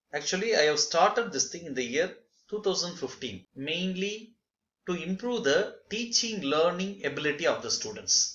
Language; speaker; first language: English; non-native, local second language; Tamil